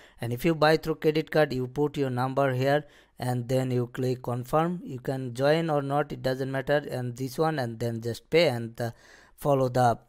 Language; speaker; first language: English; non-native, local second language; Bangla